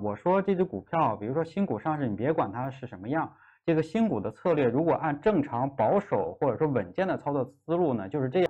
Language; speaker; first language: Chinese; native; Chinese